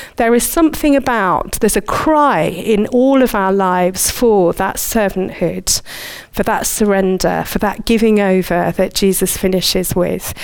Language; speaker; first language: English; native; English